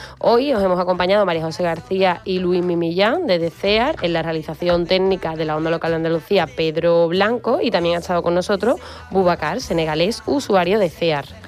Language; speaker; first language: Spanish; native; Spanish